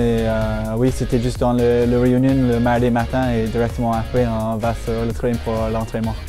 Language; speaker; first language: French; non-native, fluent; English